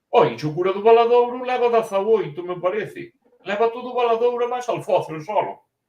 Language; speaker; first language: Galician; native; Galician